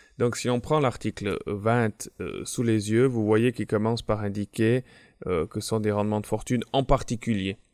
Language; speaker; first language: French; native; French